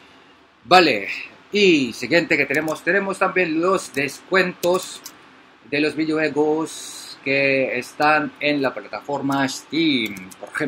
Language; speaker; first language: Spanish; non-native, learner; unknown